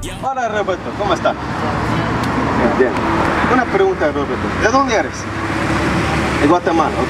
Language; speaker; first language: Spanish; non-native, fluent; English